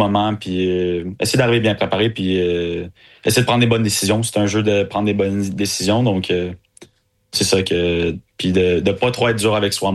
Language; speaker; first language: French; native; French